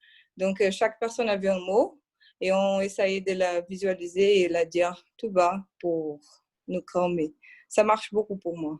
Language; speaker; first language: French; non-native, fluent; Portuguese